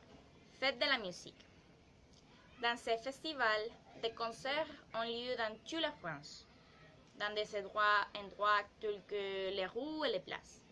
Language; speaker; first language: French; non-native, learner; Spanish